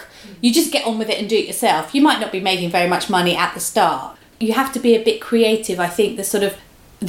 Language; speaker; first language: English; native; English